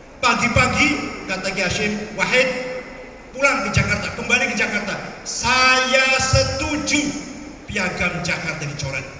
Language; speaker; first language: Malay; non-native, local second language; Javanese